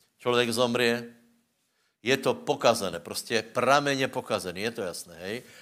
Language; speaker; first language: Czech; non-native, local second language; Slovak